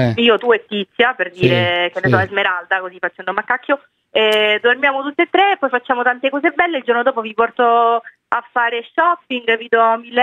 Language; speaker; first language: Italian; native; Italian